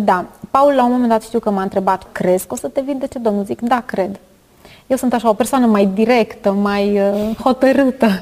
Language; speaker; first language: Romanian; native; Romanian